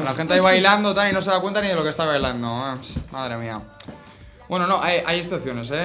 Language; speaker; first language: Spanish; native; Spanish